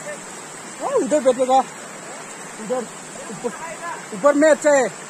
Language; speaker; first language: Hindi; non-native, local second language; Bodo